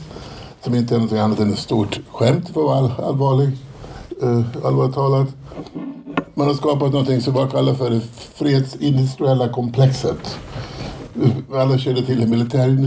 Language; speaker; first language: Swedish; native; Swedish